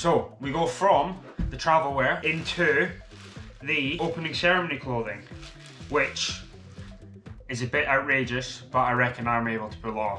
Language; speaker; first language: English; native; English